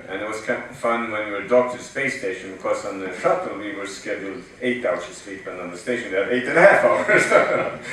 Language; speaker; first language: English; non-native, fluent; Swedish